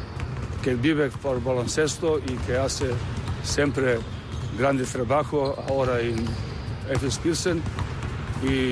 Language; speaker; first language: Spanish; non-native, learner; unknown